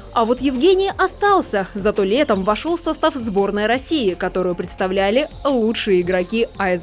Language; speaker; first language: Russian; native; Russian